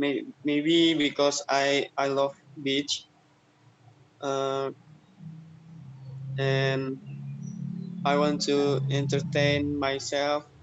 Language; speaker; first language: English; non-native, learner; Indonesian